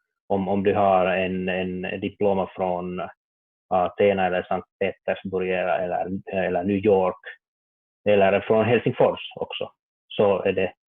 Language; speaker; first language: Swedish; non-native, learner; Finnish